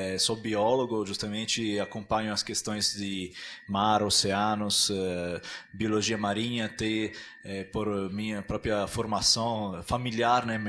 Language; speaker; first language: Portuguese; non-native, fluent; Italian